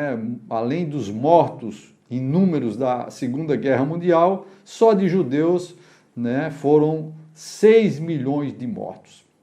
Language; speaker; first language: Portuguese; native; Portuguese